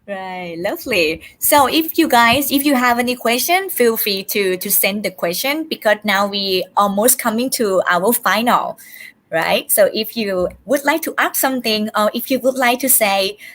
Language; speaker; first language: English; non-native, fluent; Thai